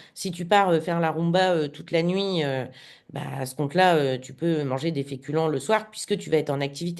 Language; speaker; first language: French; native; French